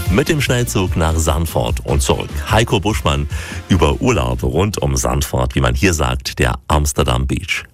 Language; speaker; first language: German; native; German